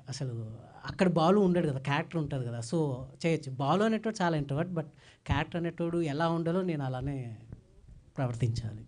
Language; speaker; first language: Telugu; native; Telugu